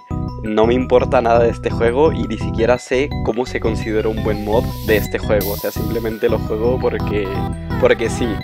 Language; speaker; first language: Spanish; native; Spanish